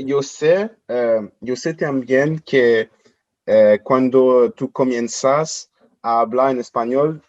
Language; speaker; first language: Spanish; non-native, learner; French